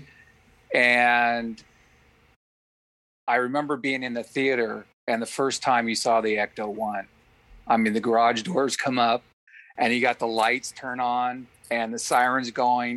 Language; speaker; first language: English; native; English